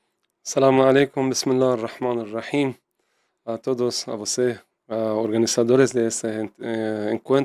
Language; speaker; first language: Portuguese; non-native, fluent; Persian